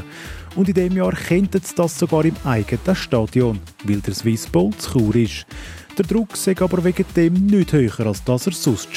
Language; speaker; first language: German; native; German